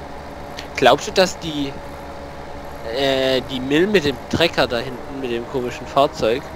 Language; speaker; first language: German; native; German